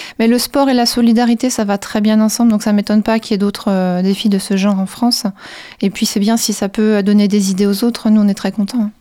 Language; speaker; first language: French; native; French